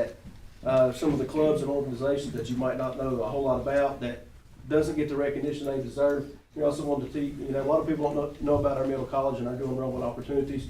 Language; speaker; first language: English; native; English